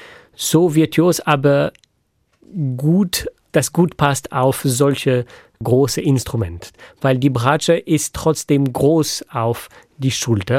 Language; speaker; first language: German; non-native, fluent; French